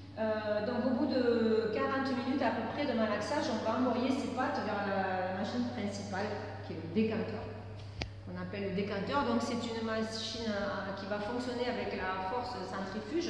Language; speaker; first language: French; native; French